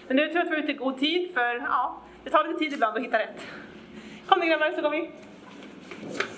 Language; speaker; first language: Swedish; native; Swedish